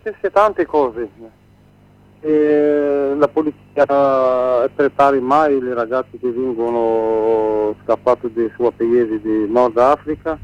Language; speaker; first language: Italian; non-native, learner; Arabic